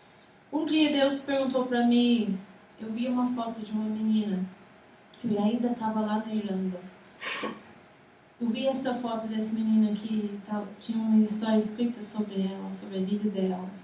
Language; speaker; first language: Portuguese; non-native, fluent; English